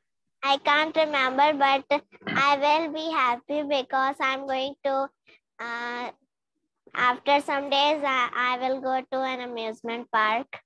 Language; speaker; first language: English; non-native, learner; Hindi